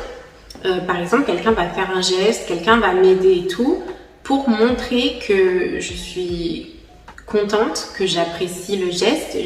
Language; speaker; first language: French; native; French